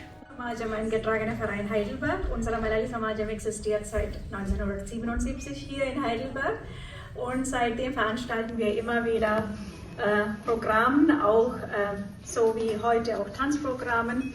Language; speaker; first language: German; non-native, local second language; Malayalam